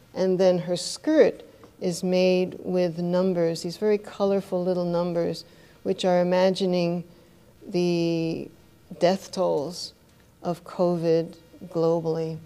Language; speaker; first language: English; native; English